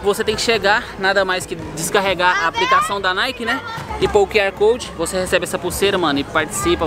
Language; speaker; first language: Portuguese; native; Portuguese